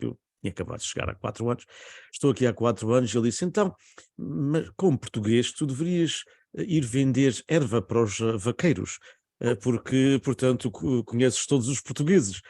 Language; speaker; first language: Portuguese; native; Portuguese